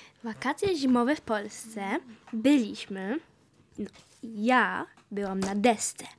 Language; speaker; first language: Polish; early bilingual, heritage; Polish